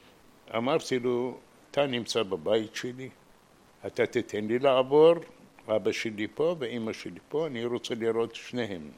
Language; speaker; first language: Hebrew; non-native, fluent; Arabic